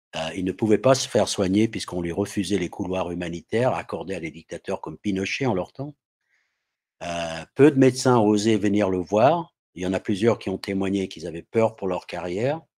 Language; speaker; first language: French; non-native, fluent; English